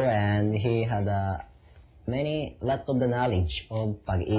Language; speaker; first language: English; non-native, learner; Japanese